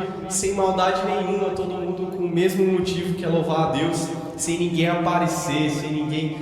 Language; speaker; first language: Portuguese; native; Portuguese